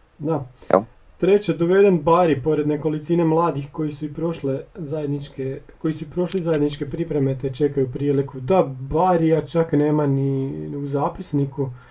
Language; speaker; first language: Croatian; native; Croatian